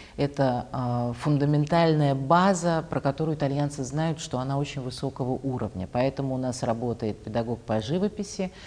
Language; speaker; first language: Russian; native; Russian